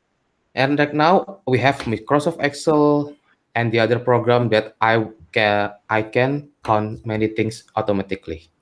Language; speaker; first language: English; non-native, learner; Indonesian